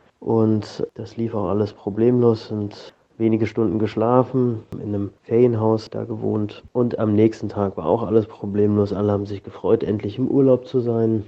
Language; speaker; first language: German; native; German